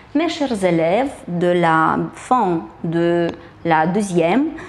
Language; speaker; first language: French; non-native, fluent; Romanian